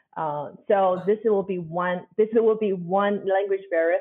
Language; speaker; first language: English; non-native, fluent; Chinese